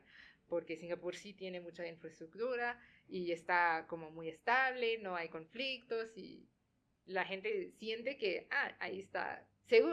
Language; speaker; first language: Spanish; non-native, fluent; Tamil